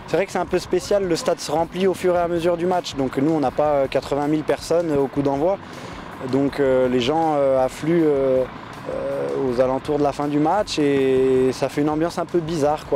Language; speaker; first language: French; native; French